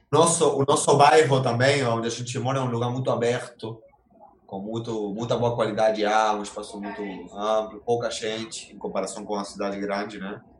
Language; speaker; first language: Portuguese; non-native, fluent; Spanish